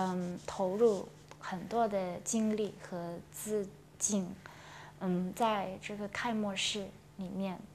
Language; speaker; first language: Chinese; non-native, local second language; Cantonese